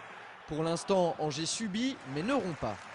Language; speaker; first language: French; native; French